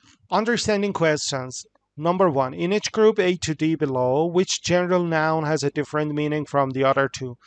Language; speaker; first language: English; non-native, fluent; Persian